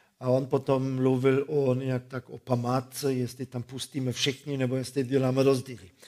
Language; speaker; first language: Czech; non-native, fluent; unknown